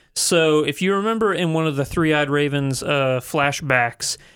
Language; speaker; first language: English; native; English